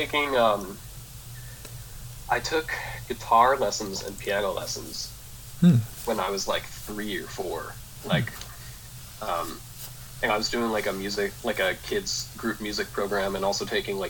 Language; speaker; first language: English; native; English